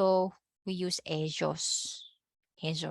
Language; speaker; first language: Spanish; non-native, fluent; Filipino